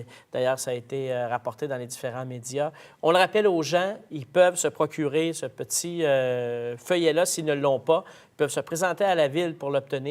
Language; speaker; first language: French; native; French